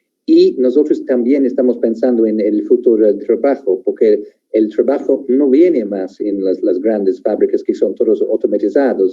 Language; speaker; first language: Spanish; non-native, fluent; English